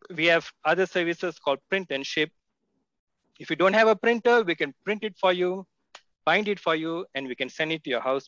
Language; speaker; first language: English; non-native, local second language; Tamil